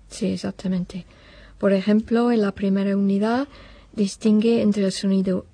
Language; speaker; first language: Spanish; non-native, fluent; English